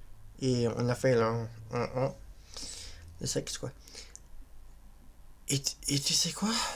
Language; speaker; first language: French; non-native, fluent; English